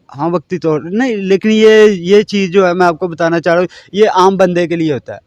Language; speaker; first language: Urdu; non-native, local second language; Punjabi